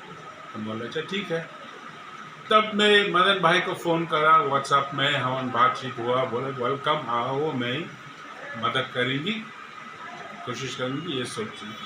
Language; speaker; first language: Hindi; non-native, learner; English